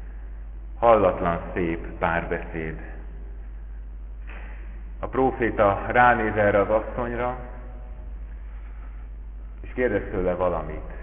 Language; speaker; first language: Hungarian; native; Hungarian